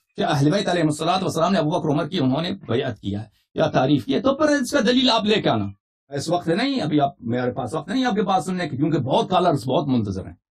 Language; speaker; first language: Urdu; non-native, fluent; Persian